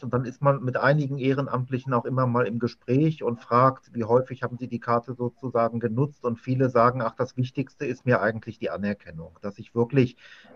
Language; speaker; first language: German; native; German